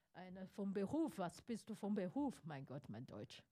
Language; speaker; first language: German; non-native, fluent; Chinese